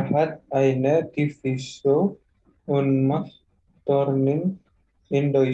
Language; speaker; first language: German; non-native, learner; Indonesian